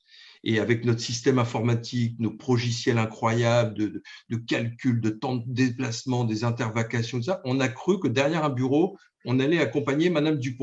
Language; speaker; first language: French; native; French